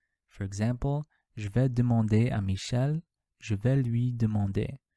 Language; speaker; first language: French; non-native, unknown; English